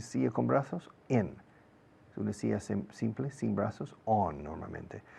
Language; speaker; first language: Spanish; non-native, fluent; English